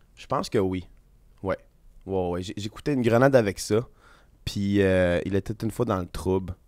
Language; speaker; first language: French; native; French